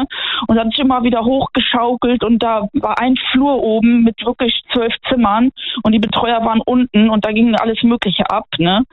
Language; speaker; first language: German; native; German